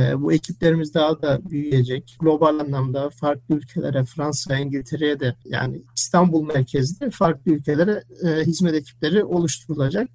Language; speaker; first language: Turkish; early bilingual, heritage; Turkish